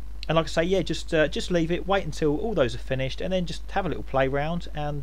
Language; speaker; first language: English; native; English